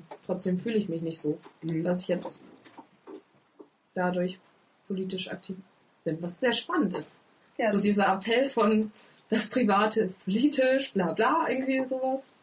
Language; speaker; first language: German; native; German